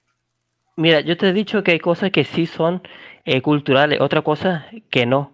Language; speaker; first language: Spanish; native; Spanish